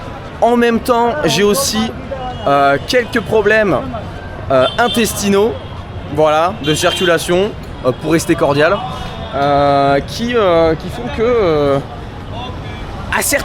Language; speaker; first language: French; native; French